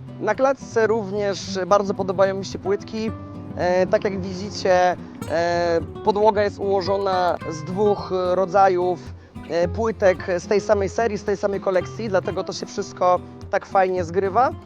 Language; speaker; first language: Polish; native; Polish